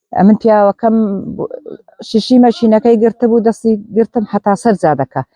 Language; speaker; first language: Central Kurdish; native; Central Kurdish